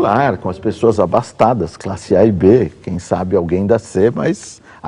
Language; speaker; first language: Portuguese; native; Portuguese